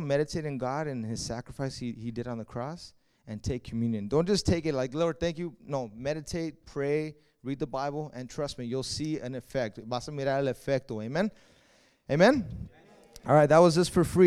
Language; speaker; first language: English; early bilingual, other home language; Spanish